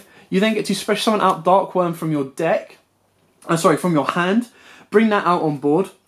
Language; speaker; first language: English; native; English